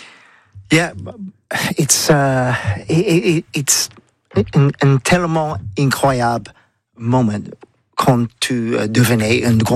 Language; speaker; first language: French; non-native, learner; English